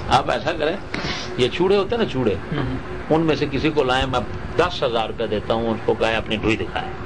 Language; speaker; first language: Urdu; native; Urdu